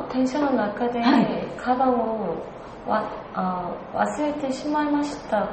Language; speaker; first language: Japanese; non-native, learner; Korean